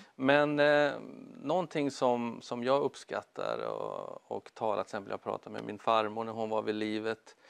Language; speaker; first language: Swedish; native; Swedish